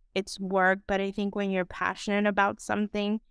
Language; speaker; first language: English; non-native, fluent; Spanish